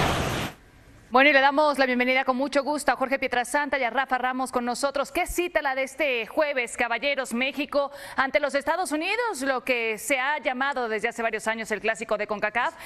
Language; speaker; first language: Spanish; native; Spanish